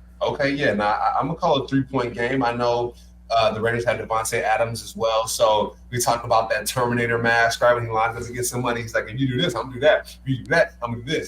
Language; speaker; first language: English; native; English